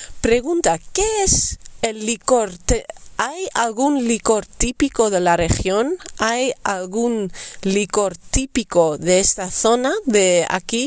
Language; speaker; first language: Spanish; non-native, fluent; Dutch